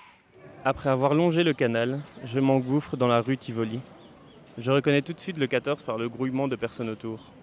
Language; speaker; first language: French; native; French